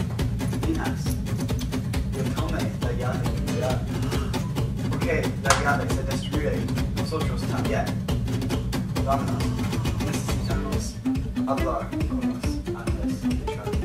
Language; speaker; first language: Spanish; non-native, learner; English